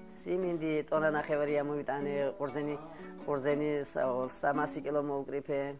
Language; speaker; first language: Georgian; non-native, local second language; Abkhazian